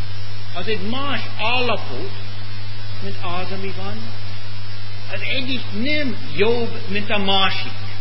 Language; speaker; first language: Hungarian; non-native, fluent; English